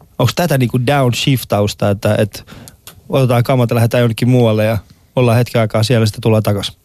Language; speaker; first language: Finnish; early bilingual, other home language; Persian